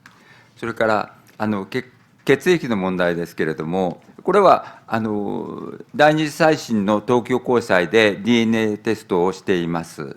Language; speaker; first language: Japanese; native; Japanese